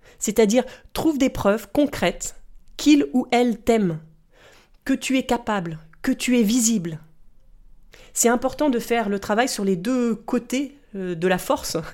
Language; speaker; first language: French; native; French